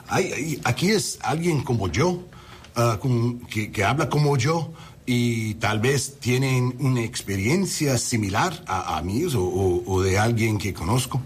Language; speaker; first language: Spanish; non-native, learner; English